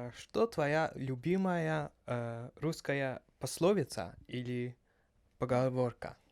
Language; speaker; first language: Russian; non-native, learner; Dutch